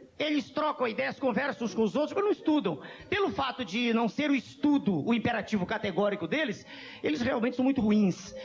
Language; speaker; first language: Portuguese; native; Portuguese